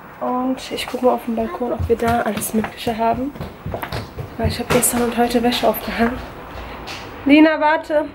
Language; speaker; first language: German; early bilingual, other home language; Turkish